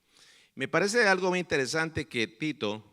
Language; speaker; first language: Spanish; native; Spanish